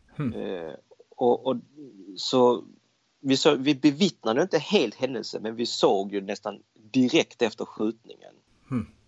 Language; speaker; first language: Swedish; early bilingual, other home language; Cantonese